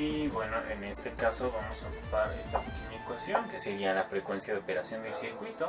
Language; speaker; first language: Spanish; native; Spanish